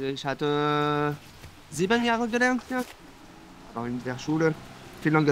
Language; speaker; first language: German; non-native, learner; French